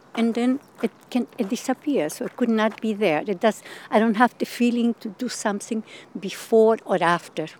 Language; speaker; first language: English; non-native, fluent; Spanish